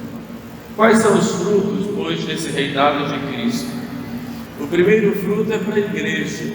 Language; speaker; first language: Portuguese; native; Portuguese